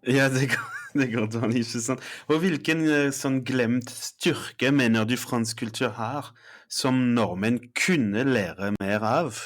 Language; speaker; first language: Norwegian; non-native, fluent; French